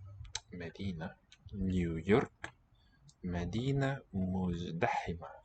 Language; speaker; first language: Arabic; non-native, learner; English